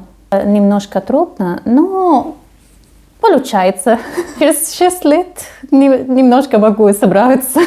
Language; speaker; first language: Russian; non-native, fluent; Arabic